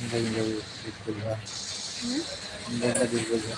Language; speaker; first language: Hindi; non-native, local second language; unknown